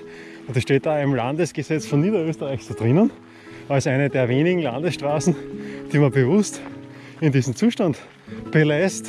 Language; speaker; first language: German; native; German